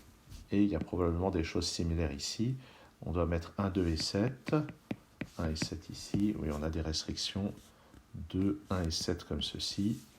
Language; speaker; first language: French; native; French